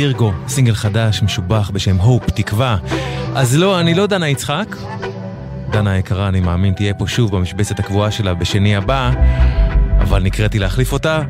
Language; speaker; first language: Hebrew; native; Hebrew